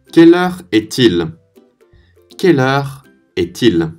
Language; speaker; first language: French; native; French